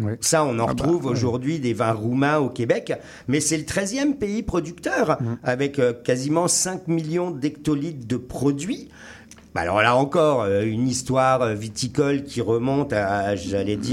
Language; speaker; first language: French; native; French